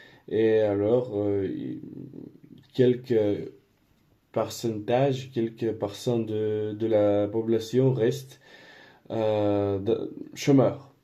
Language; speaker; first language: French; non-native, learner; Spanish